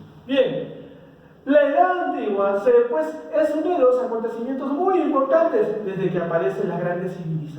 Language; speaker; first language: Spanish; native; Spanish